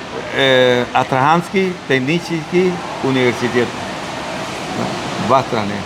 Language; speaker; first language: Russian; non-native, learner; Spanish